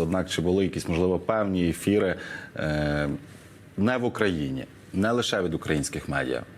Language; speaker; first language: Ukrainian; native; Ukrainian